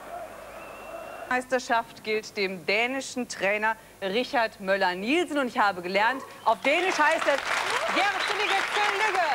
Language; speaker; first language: German; native; German